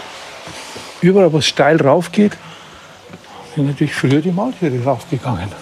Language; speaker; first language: German; native; German